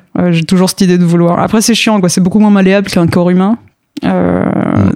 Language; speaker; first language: French; early bilingual, other home language; Spanish